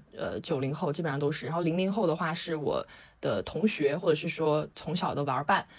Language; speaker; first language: Chinese; native; Chinese